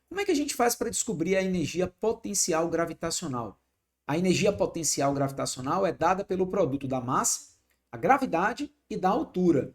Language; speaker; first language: Portuguese; native; Portuguese